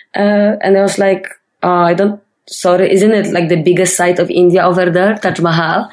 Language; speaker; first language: English; non-native, fluent; Polish